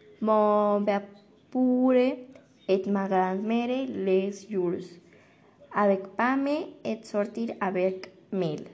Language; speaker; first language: French; non-native, learner; Spanish